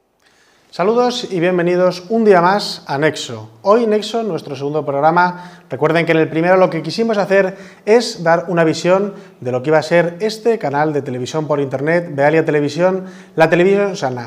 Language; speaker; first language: Spanish; native; Spanish